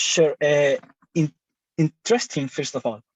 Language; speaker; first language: English; non-native, learner; Spanish